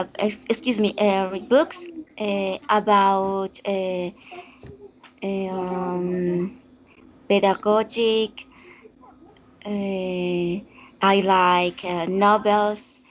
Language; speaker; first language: English; non-native, learner; Spanish